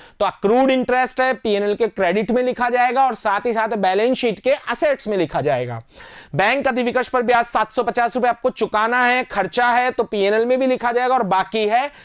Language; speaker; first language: Hindi; native; Hindi